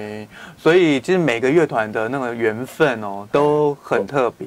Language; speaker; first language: Chinese; native; Chinese